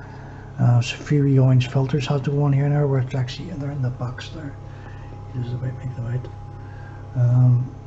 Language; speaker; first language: English; native; English